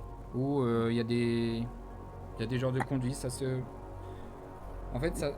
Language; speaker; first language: French; native; French